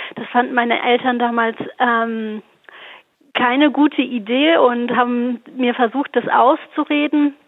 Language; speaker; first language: German; native; German